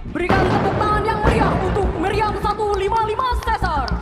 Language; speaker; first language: Indonesian; native; Indonesian